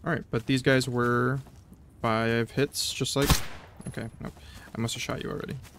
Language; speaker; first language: English; native; English